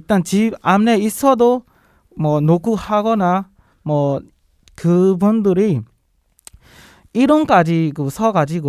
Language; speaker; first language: Korean; non-native, learner; Burmese